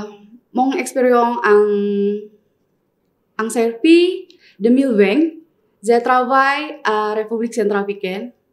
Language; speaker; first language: French; non-native, learner; Indonesian